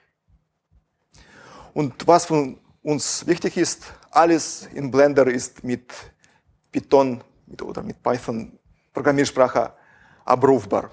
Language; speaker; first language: German; non-native, fluent; Russian